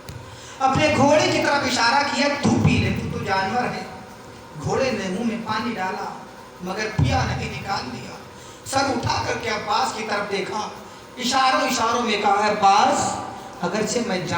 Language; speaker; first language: Urdu; native; Urdu